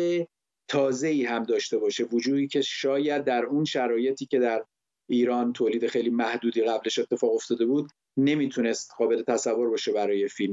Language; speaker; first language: Persian; native; Persian